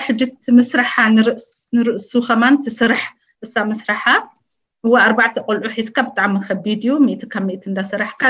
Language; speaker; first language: Tigrinya; early bilingual, heritage; Tigrinya